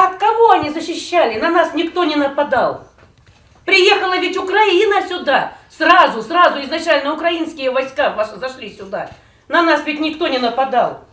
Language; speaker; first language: Russian; native; Russian